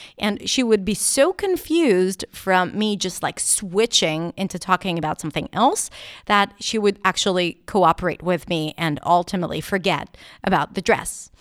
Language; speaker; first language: English; non-native, fluent; Hebrew